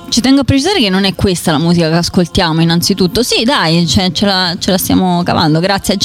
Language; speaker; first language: Italian; native; Italian